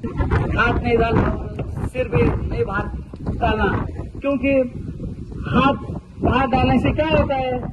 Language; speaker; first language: Hindi; non-native, local second language; Kannada